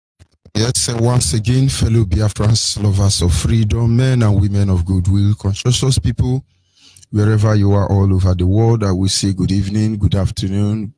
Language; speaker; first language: English; non-native, local second language; Igbo